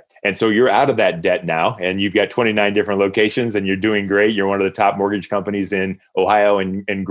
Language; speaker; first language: English; native; English